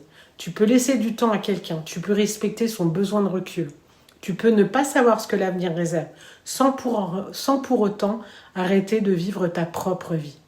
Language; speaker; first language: French; native; French